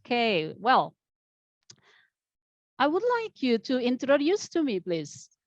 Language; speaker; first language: English; non-native, fluent; Indonesian